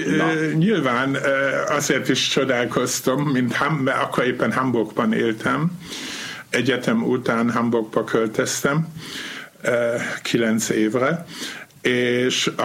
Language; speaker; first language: Hungarian; non-native, fluent; German